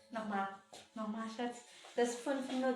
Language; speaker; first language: German; non-native, learner; Filipino